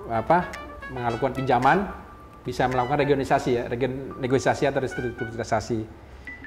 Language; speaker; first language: Indonesian; native; Indonesian